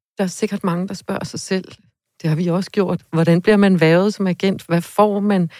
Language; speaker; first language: Danish; native; Danish